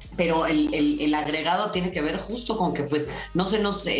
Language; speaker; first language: Spanish; native; Spanish